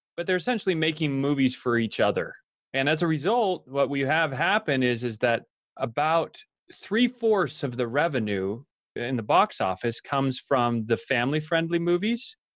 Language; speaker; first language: English; native; English